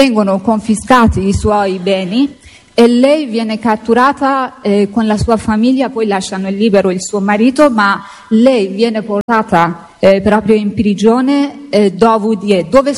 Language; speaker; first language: Italian; non-native, fluent; Persian